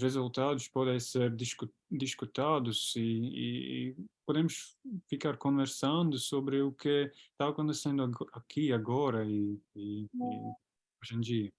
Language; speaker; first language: Portuguese; non-native, fluent; Latvian